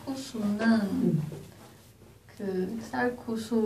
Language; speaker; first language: Korean; non-native, learner; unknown